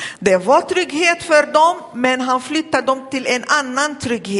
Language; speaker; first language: Swedish; non-native, fluent; Arabic